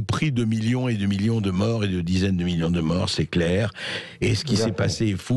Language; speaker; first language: French; native; French